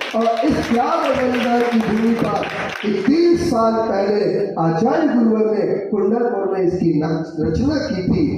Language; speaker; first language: Hindi; native; Hindi